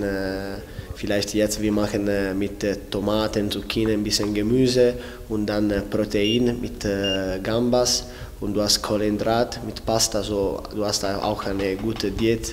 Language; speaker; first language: German; non-native, learner; Italian